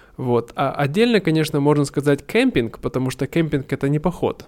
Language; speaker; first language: Russian; native; Russian